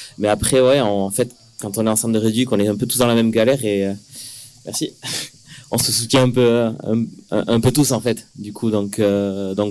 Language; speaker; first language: French; native; French